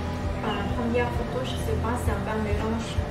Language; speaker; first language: French; non-native, fluent; Chinese